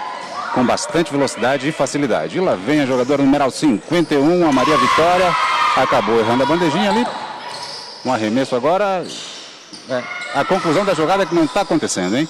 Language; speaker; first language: Portuguese; native; Portuguese